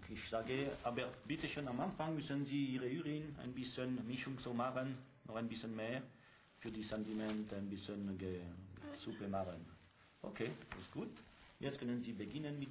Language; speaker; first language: German; non-native, local second language; French